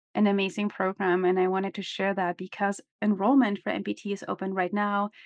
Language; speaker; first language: English; non-native, fluent; German